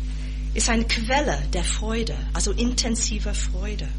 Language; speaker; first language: German; non-native, fluent; English